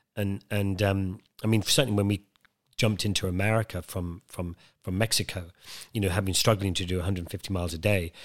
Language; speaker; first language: English; native; English